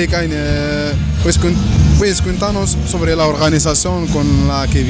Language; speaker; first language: Spanish; non-native, learner; Arabic